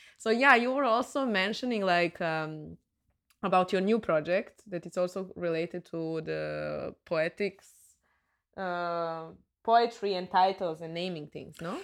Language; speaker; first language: English; non-native, fluent; Serbian